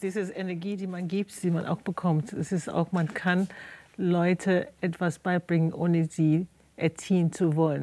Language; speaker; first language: German; non-native, fluent; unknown